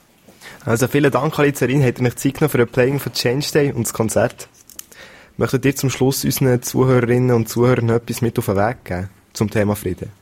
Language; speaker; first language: German; native; German